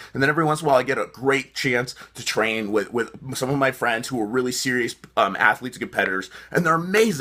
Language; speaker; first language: English; native; English